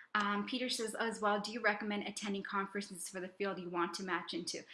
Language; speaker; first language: English; native; English